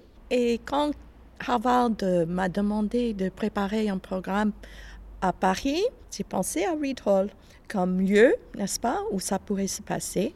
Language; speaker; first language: French; non-native, fluent; English